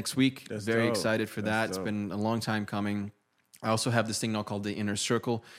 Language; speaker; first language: English; non-native, fluent; Portuguese